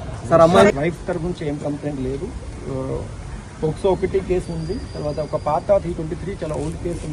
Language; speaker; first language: Telugu; non-native, local second language; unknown